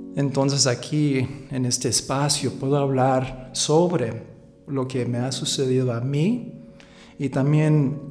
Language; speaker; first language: Spanish; early bilingual, heritage; Spanish